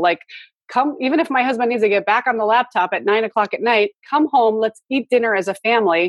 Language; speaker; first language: English; native; English